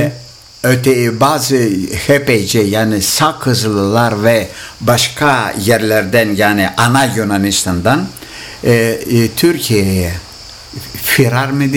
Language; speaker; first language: Turkish; non-native, local second language; Greek